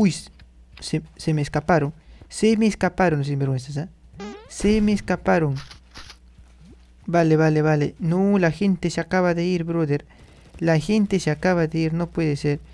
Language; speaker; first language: Spanish; native; Spanish